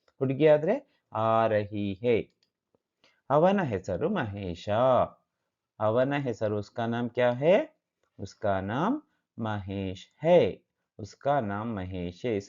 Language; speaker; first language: Kannada; native; Kannada